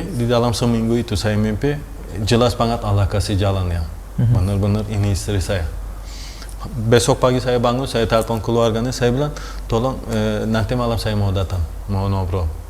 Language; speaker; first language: Indonesian; non-native, fluent; Turkish